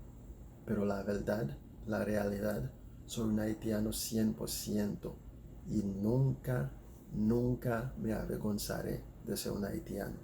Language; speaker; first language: Spanish; non-native, fluent; Haitian Creole